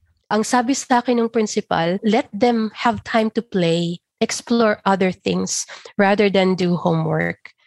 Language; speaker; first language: English; non-native, local second language; Filipino